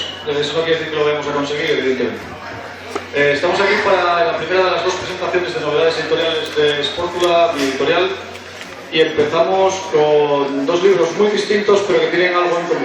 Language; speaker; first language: Spanish; native; Spanish